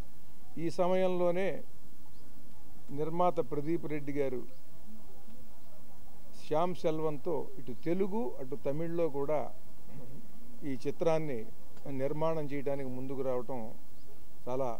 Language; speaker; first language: Telugu; native; Telugu